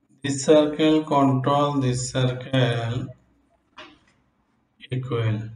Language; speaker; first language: English; non-native, local second language; Bangla